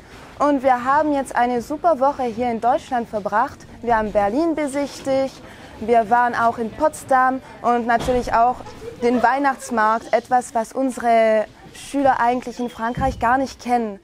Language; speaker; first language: German; non-native, fluent; French